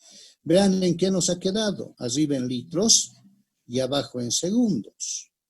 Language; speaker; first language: Spanish; native; Spanish